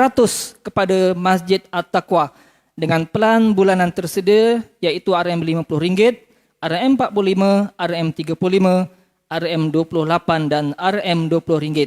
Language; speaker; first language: Malay; native; Malay